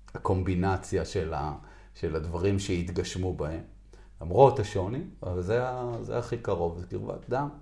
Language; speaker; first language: Hebrew; native; Hebrew